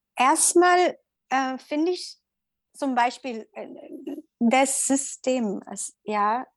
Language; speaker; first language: German; non-native, learner; Tamil